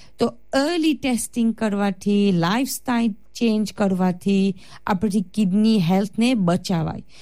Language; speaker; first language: Gujarati; early bilingual, heritage; Gujarati